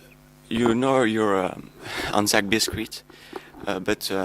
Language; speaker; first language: English; non-native, learner; French